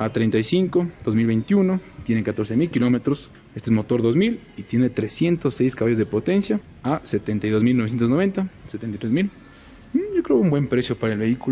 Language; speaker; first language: Spanish; native; Spanish